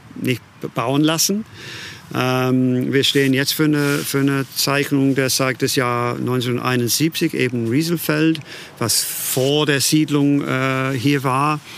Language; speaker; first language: German; non-native, fluent; English